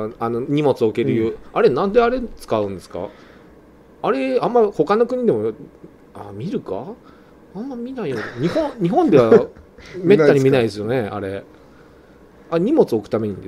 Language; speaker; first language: Japanese; native; Japanese